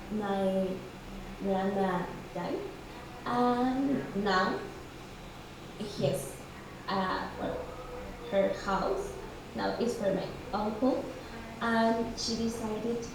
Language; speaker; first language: English; non-native, fluent; Spanish